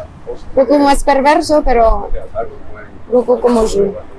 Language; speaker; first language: Spanish; non-native, fluent; French